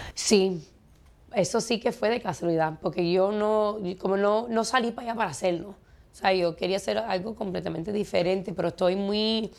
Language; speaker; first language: Spanish; early bilingual, heritage; Spanish